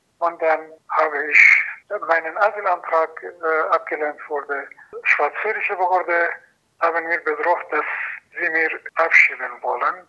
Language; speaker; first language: German; non-native, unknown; Persian